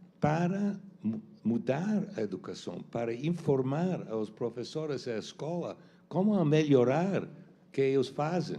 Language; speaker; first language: Portuguese; non-native, fluent; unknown